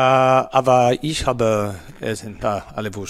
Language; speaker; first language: German; non-native, learner; Spanish